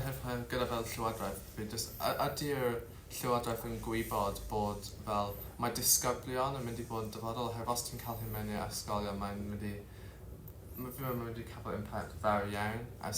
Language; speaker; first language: Welsh; non-native, local second language; English